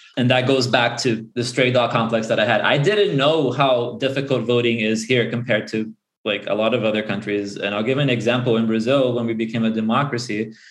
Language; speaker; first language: English; early bilingual, other home language; Portuguese